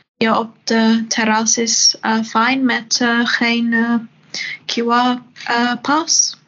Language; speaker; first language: Dutch; non-native, learner; German